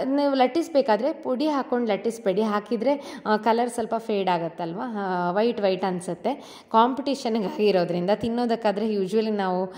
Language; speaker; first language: Kannada; native; Kannada